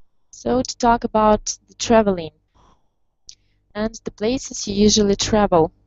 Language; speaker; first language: English; non-native, fluent; Russian